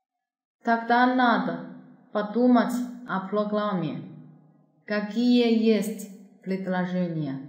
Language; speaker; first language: Russian; non-native, fluent; Chinese